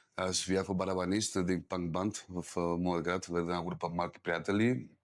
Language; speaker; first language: Bulgarian; non-native, learner; Spanish